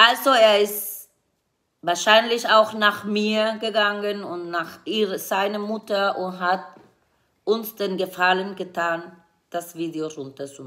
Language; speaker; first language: German; non-native, fluent; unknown